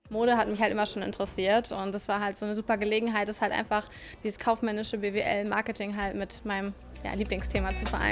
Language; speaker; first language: German; native; German